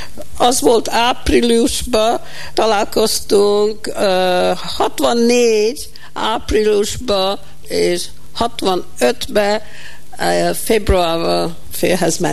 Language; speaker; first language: Hungarian; early bilingual, heritage; Hungarian